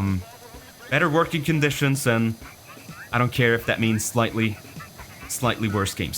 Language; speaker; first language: English; non-native, fluent; Norwegian